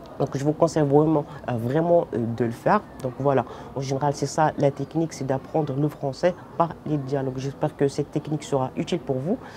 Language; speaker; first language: French; non-native, local second language; Arabic